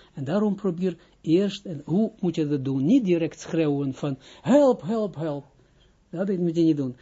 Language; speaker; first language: Dutch; non-native, fluent; Hebrew